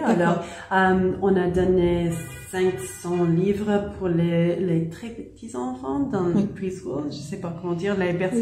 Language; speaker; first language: French; non-native, learner; English